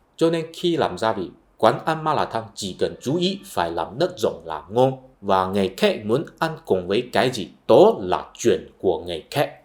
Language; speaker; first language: Vietnamese; non-native, fluent; Chinese